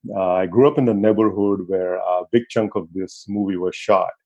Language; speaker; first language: English; non-native, local second language; Marathi